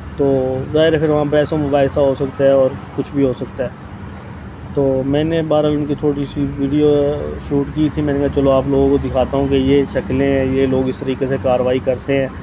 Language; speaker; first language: Urdu; non-native, local second language; Punjabi